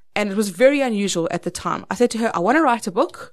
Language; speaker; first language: English; native; English